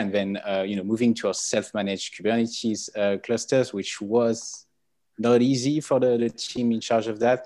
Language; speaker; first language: English; non-native, fluent; French